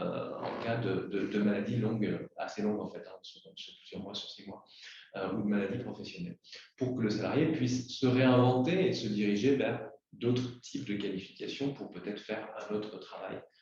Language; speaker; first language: French; native; French